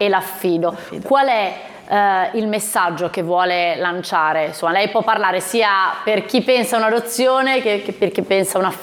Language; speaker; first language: Italian; native; Italian